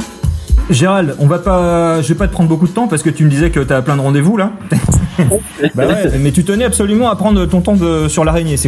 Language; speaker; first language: French; native; French